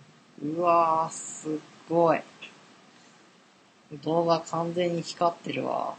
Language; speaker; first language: Japanese; native; Japanese